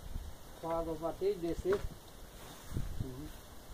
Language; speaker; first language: Portuguese; native; Portuguese